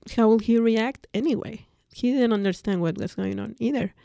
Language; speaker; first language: English; non-native, fluent; Spanish